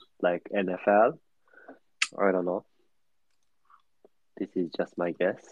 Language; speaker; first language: English; non-native, learner; Japanese